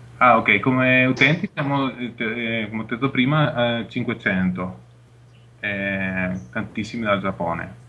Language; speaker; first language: Italian; non-native, fluent; Spanish